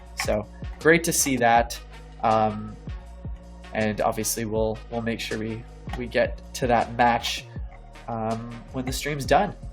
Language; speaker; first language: English; native; English